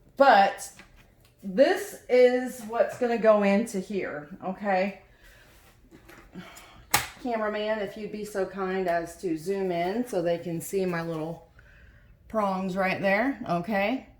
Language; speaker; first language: English; native; English